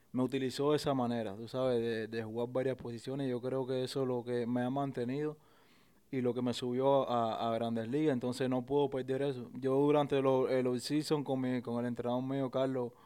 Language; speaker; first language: Spanish; native; Spanish